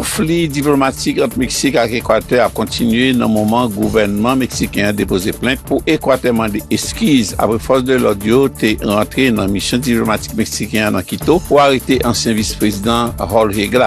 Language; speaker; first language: French; early bilingual, heritage; Haitian Creole